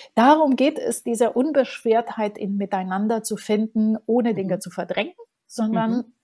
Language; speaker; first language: German; non-native, fluent; Romanian